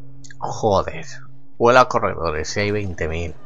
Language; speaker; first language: Spanish; native; Spanish